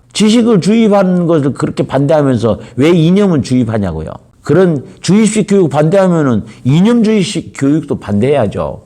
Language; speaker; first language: Korean; native; Korean